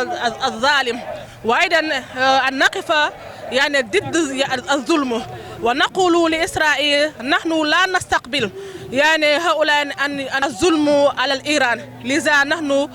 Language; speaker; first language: Arabic; non-native, learner; Wolof